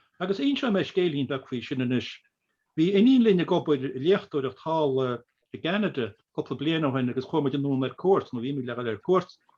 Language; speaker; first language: Irish; native; Irish